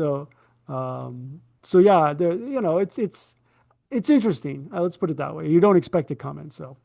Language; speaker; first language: English; native; English